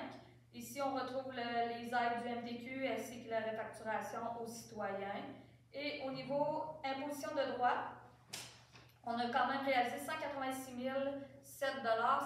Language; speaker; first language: French; native; French